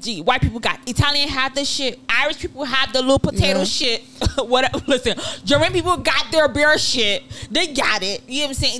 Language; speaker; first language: English; non-native, local second language; Yoruba